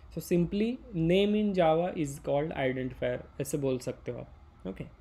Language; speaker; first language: Hindi; non-native, local second language; Marathi